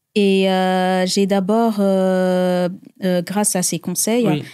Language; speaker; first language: French; non-native, local second language; Rundi